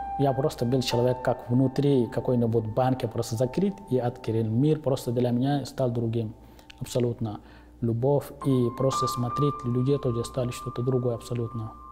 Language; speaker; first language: Russian; non-native, fluent; Arabic